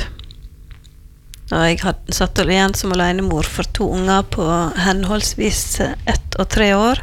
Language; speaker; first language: Norwegian; native; Norwegian